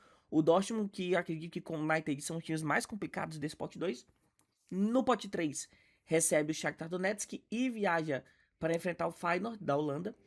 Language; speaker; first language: Portuguese; native; Portuguese